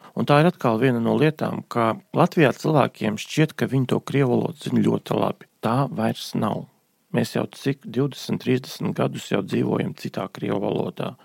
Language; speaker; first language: Latvian; native; Latvian